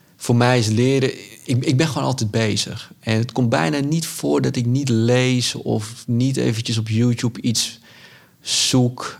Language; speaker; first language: Dutch; early bilingual, other home language; Sranan Tongo